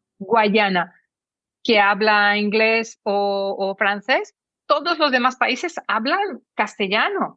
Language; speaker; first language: Spanish; early bilingual, heritage; Portuguese